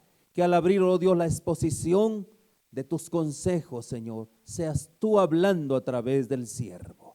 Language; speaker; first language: Spanish; native; Spanish